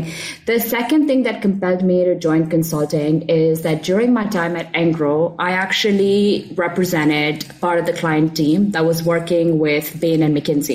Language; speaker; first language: English; non-native, local second language; Urdu